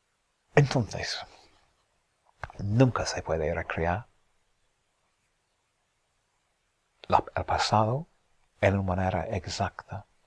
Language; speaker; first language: Spanish; non-native, fluent; English